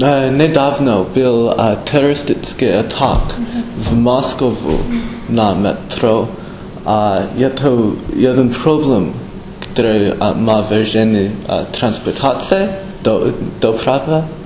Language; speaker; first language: Czech; non-native, learner; English